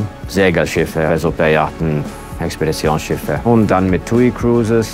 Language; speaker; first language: German; non-native, fluent; Finnish